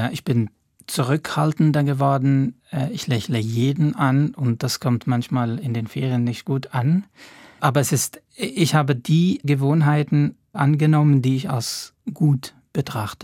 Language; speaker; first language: German; non-native, fluent; Arabic